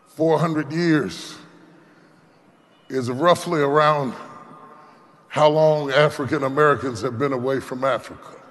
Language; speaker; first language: English; native; English